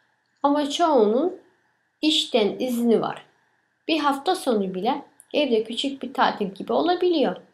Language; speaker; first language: Turkish; early bilingual, other home language; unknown